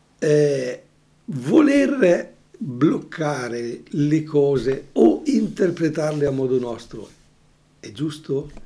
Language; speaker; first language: Italian; native; Italian